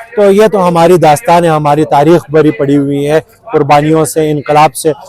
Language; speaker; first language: Urdu; non-native, local second language; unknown